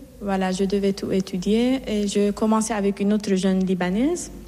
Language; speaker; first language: French; non-native, learner; Persian